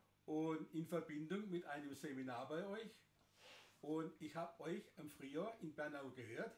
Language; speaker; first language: German; native; German